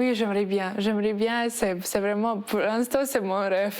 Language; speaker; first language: French; non-native, fluent; Ukrainian